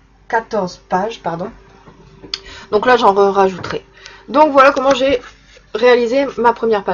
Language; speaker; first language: French; native; French